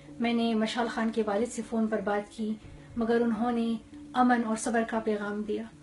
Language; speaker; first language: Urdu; non-native, local second language; Pashto